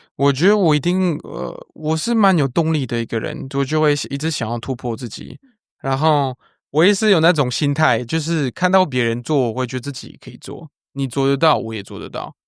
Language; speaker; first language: Chinese; non-native, fluent; French